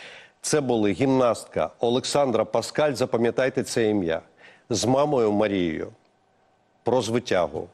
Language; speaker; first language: Ukrainian; native; Ukrainian